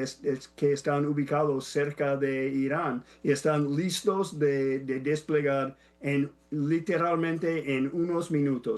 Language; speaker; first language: Spanish; non-native, fluent; English